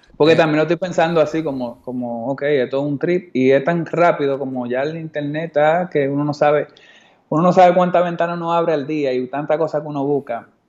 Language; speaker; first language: Spanish; native; Spanish